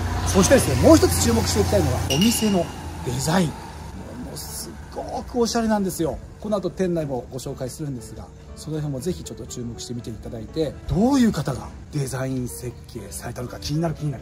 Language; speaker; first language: Japanese; native; Japanese